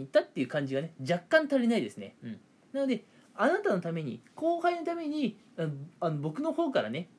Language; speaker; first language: Japanese; native; Japanese